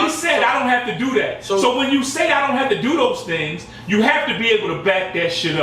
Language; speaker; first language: English; native; English